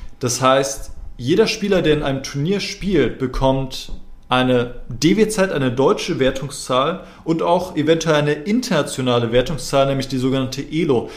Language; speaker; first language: German; native; German